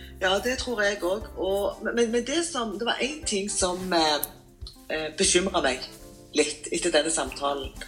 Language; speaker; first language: Norwegian; native; Norwegian